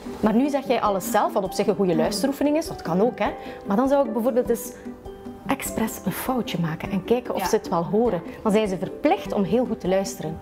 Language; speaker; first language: Dutch; native; Dutch